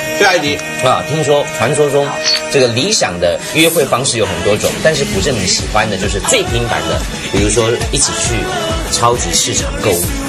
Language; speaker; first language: Chinese; native; Chinese